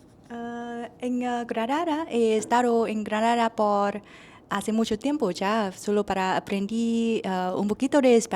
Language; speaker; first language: Spanish; non-native, learner; Vietnamese